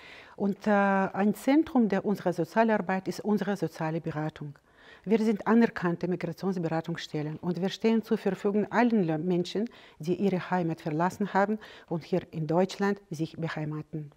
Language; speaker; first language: German; non-native, fluent; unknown